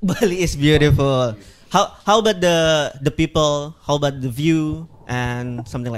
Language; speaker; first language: English; non-native, learner; Indonesian